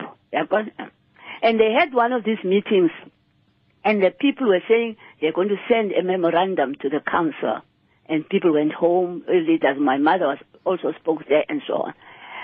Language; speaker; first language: English; non-native, local second language; Xhosa